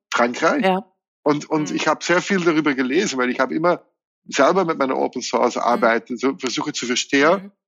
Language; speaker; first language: German; non-native, fluent; Dutch